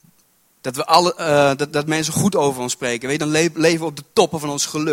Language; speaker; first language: Dutch; native; Dutch